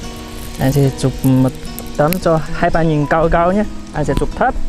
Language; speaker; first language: Vietnamese; non-native, fluent; Chinese